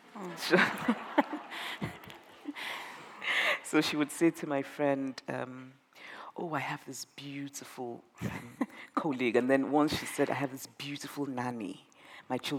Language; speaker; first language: English; non-native, local second language; Igbo